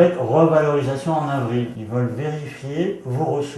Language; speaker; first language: French; native; French